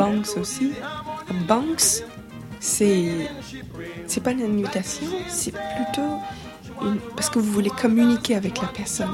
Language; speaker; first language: French; non-native, fluent; English